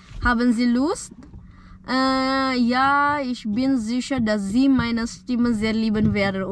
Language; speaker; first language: German; non-native, learner; Indonesian